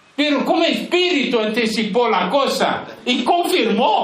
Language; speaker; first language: Spanish; non-native, fluent; Portuguese